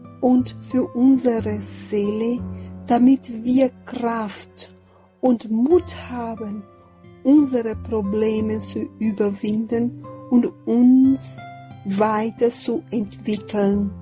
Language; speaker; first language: German; non-native, fluent; Portuguese